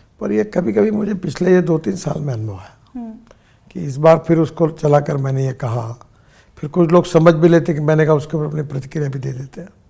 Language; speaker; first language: Hindi; non-native, local second language; Marathi